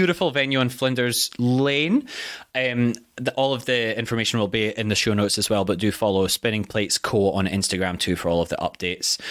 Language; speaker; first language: English; native; English